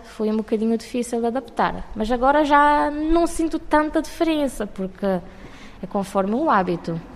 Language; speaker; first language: Portuguese; non-native, local second language; Kabuverdianu